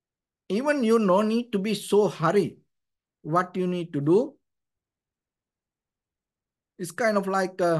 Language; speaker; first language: English; non-native, fluent; Sinhala